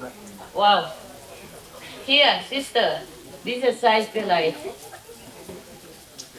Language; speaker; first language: German; non-native, learner; Vietnamese